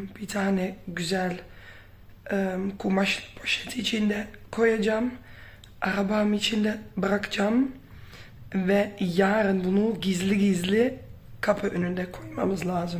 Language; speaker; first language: Turkish; non-native, fluent; Dutch